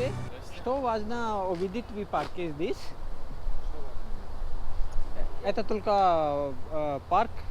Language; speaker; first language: Russian; non-native, learner; Urdu